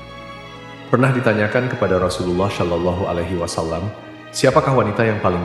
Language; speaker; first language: Indonesian; native; Indonesian